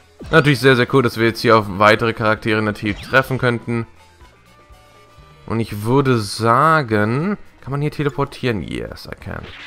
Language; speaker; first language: German; native; German